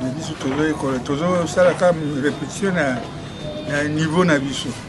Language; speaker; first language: Lingala; native; Lingala